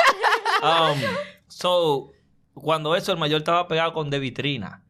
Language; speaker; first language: Spanish; native; Spanish